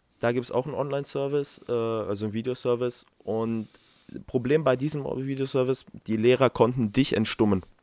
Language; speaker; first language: German; non-native, fluent; Romanian